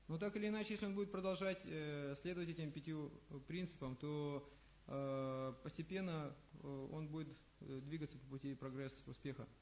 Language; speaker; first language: Russian; native; Russian